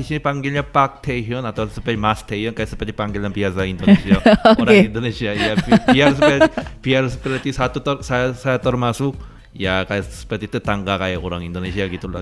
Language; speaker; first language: Indonesian; non-native, fluent; Korean